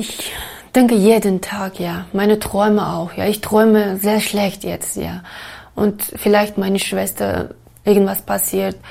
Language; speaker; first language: German; non-native, learner; Uyghur